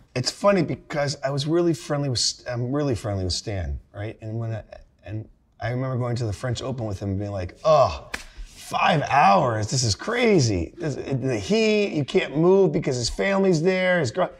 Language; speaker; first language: English; native; English